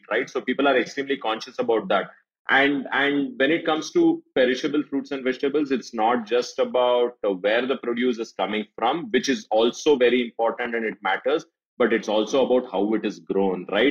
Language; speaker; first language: English; non-native, local second language; Kannada